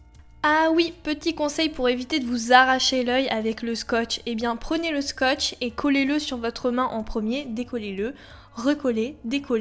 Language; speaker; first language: French; native; French